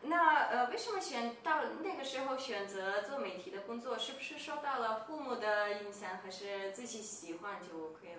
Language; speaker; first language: Chinese; non-native, fluent; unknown